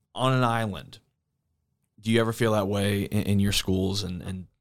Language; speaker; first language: English; native; English